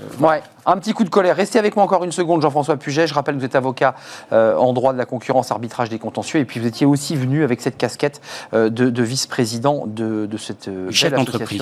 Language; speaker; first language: French; native; French